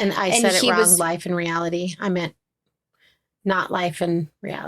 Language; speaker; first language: English; native; English